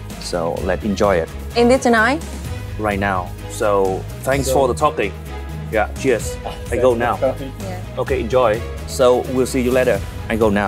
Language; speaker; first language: English; non-native, learner; Vietnamese